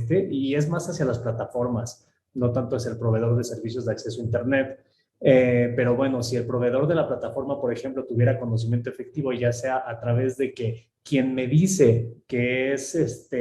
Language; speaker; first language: Spanish; native; Spanish